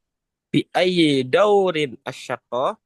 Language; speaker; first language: Arabic; non-native, learner; Indonesian